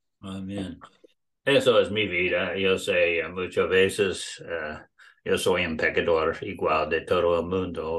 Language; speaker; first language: Spanish; non-native, learner; English